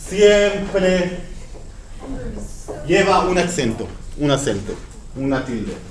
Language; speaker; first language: Spanish; non-native, fluent; Dutch